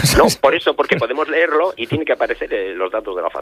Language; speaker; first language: Spanish; native; Spanish